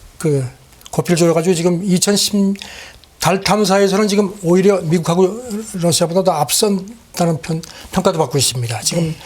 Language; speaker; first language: Korean; native; Korean